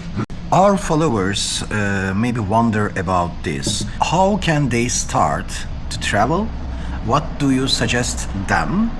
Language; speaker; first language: English; non-native, learner; Turkish